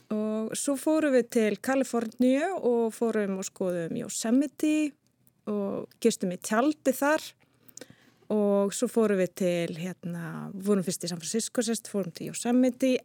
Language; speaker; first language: Icelandic; non-native, fluent; Dutch